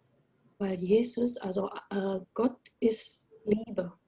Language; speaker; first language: German; non-native, fluent; Indonesian